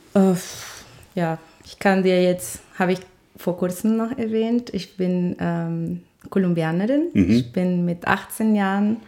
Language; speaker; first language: German; non-native, fluent; Spanish